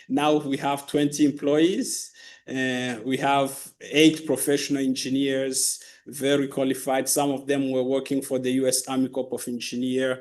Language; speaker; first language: English; non-native, local second language; Kinyarwanda